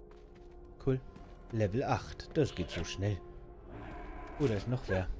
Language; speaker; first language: German; native; German